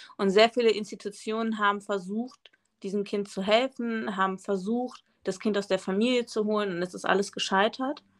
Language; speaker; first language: German; early bilingual, other home language; Spanish